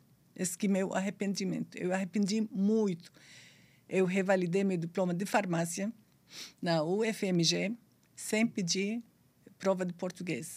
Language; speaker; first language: Portuguese; non-native, fluent; Arabic